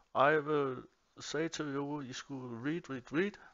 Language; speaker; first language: English; non-native, learner; Danish